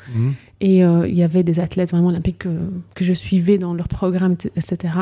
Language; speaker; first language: French; non-native, local second language; Arabic